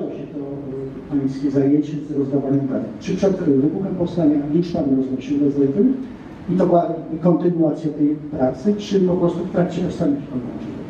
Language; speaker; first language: Polish; native; Polish